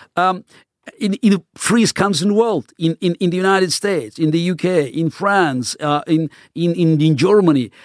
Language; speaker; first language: English; non-native, fluent; Russian